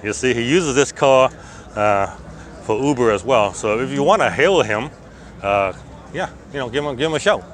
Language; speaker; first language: English; native; English